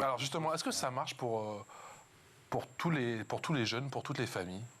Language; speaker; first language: French; native; French